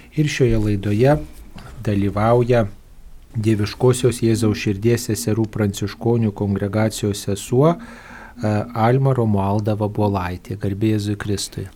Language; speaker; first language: Lithuanian; native; Lithuanian